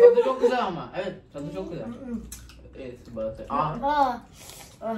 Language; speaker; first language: Turkish; early bilingual, heritage; Turkish